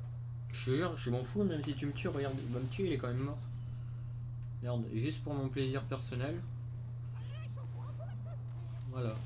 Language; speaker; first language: French; native; French